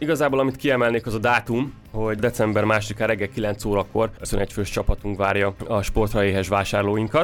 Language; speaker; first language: Hungarian; native; Hungarian